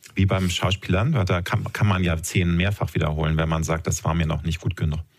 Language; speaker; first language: German; native; German